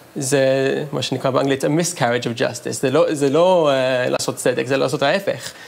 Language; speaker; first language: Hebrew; non-native, fluent; English